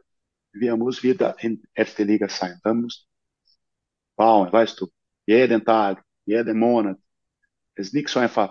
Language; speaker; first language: German; non-native, learner; Portuguese